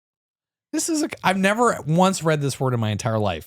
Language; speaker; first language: English; native; English